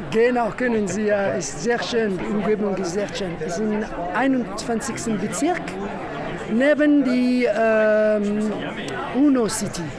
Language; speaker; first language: German; non-native, learner; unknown